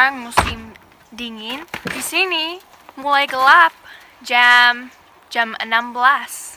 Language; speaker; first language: Indonesian; non-native, fluent; English